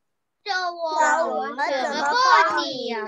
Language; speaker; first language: Chinese; early bilingual, heritage; Chinese